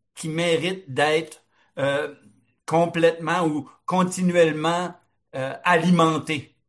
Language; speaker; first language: French; native; French